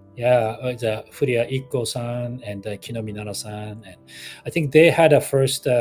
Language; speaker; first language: English; non-native, fluent; Japanese